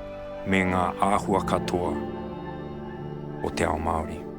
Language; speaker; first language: Māori; non-native, local second language; English